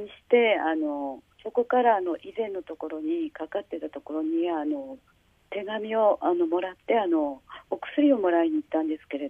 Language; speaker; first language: Japanese; native; Japanese